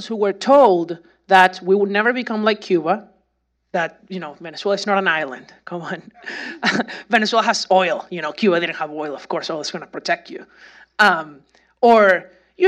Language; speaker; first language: English; non-native, fluent; Spanish